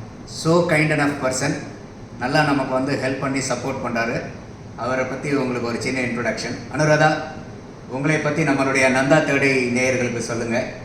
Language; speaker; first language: Tamil; native; Tamil